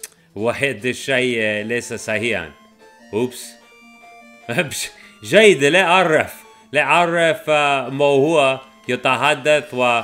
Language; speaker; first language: Arabic; non-native, learner; English